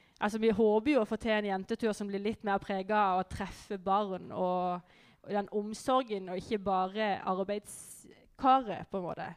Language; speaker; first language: Norwegian; native; Norwegian